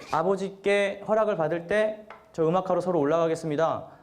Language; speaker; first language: Korean; native; Korean